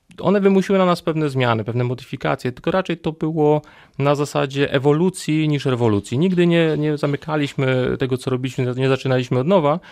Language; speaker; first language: Polish; native; Polish